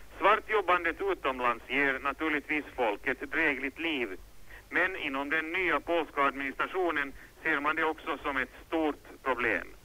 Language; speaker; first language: Swedish; native; Swedish